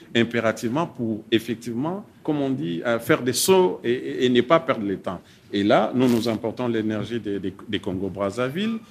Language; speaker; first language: French; non-native, local second language; Swahili